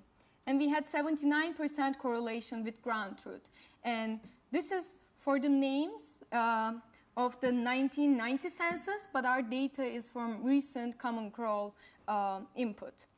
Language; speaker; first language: English; non-native, fluent; Turkish